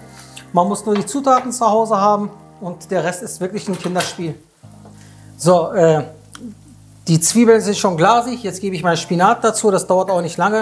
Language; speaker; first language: German; native; German